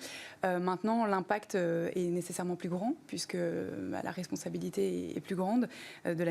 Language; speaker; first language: French; native; French